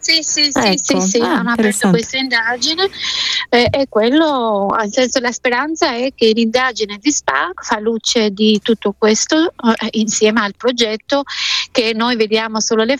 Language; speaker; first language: Italian; non-native, fluent; Albanian